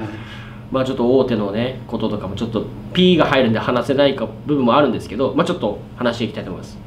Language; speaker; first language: Japanese; native; Japanese